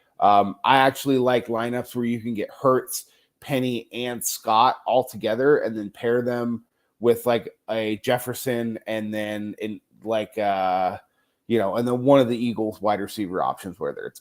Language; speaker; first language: English; native; English